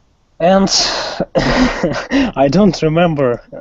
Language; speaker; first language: English; non-native, learner; Russian